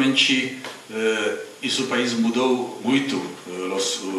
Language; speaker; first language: Portuguese; non-native, fluent; Czech